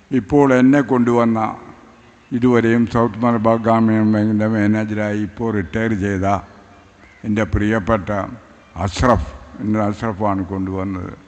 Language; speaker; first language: Malayalam; native; Malayalam